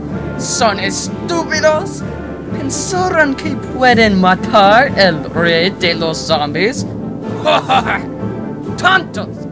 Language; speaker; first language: Spanish; non-native, learner; English